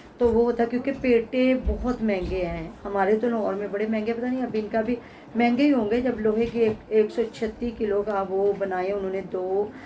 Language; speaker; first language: Urdu; non-native, local second language; Punjabi